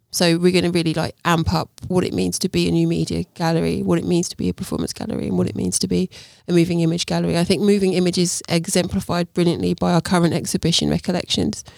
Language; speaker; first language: English; native; English